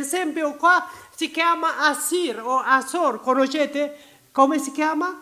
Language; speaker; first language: Italian; non-native, learner; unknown